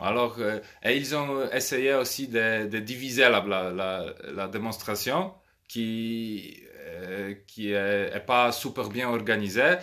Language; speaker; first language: French; non-native, fluent; Polish